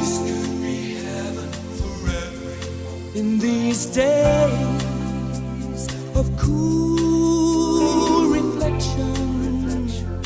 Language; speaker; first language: Polish; native; Polish